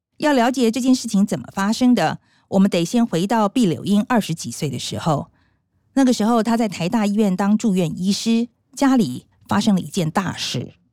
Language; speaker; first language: Chinese; native; Chinese